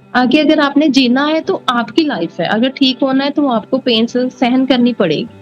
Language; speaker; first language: Hindi; non-native, local second language; Punjabi